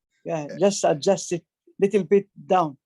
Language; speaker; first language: English; non-native, fluent; Arabic